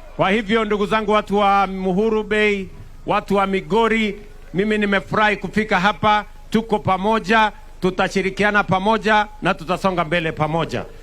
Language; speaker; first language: Swahili; non-native, local second language; Kalenjin